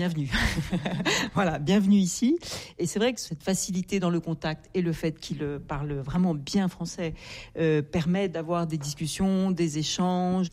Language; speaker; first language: French; native; French